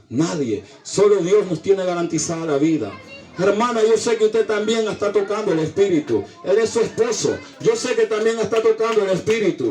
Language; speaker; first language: Spanish; native; Spanish